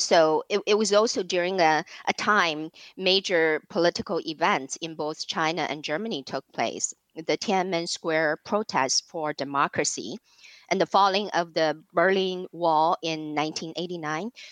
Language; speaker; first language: English; non-native, fluent; Chinese